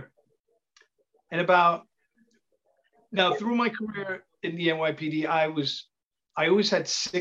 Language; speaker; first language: English; native; English